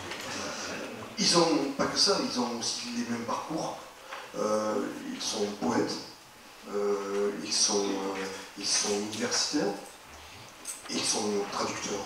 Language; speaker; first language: French; native; French